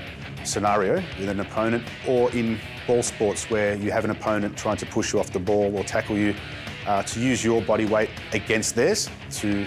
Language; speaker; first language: English; native; English